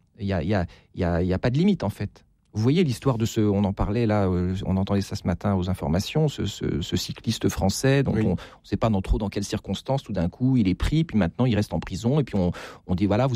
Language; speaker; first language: French; native; French